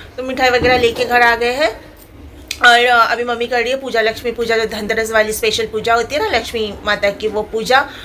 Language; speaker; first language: Hindi; non-native, local second language; Bangla